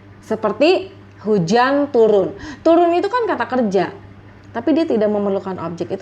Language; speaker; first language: Indonesian; native; Indonesian